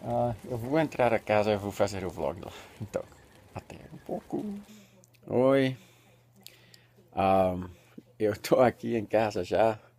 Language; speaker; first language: Portuguese; non-native, learner; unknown